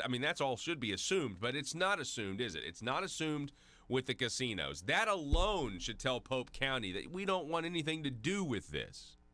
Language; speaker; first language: English; native; English